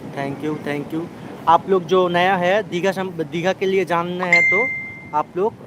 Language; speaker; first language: Hindi; non-native, local second language; Bangla